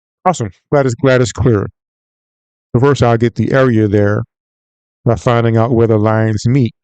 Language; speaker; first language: English; native; English